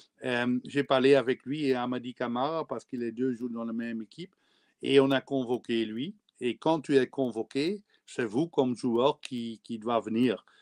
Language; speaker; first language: French; non-native, learner; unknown